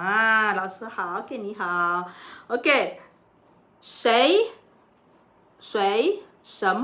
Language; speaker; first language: Chinese; non-native, local second language; Malay